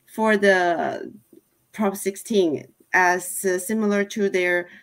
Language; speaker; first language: English; non-native, fluent; Chinese